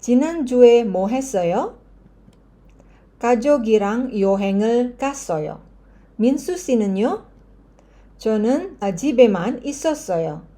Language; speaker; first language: Korean; non-native, fluent; Indonesian